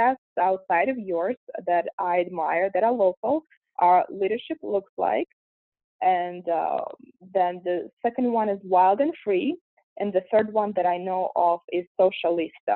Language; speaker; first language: English; non-native, fluent; Russian